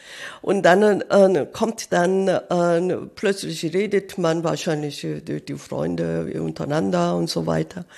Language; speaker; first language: German; non-native, fluent; Korean